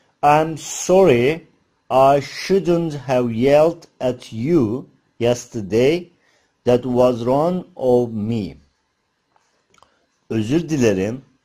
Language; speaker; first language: English; non-native, fluent; Turkish